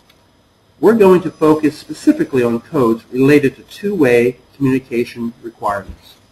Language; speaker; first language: English; native; English